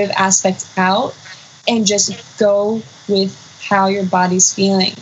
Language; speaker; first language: English; native; English